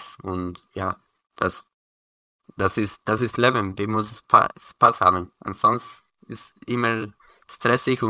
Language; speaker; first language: German; non-native, learner; Spanish